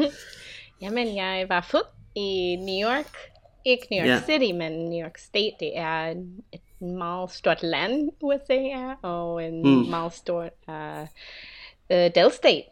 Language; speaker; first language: Danish; non-native, fluent; English